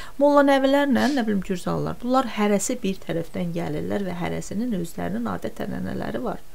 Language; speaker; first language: Azerbaijani; non-native, local second language; Talysh